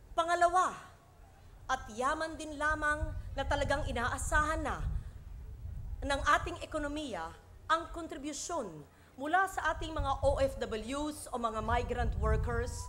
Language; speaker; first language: Filipino; native; Filipino